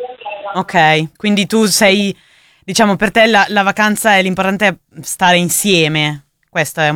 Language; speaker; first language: Italian; native; Italian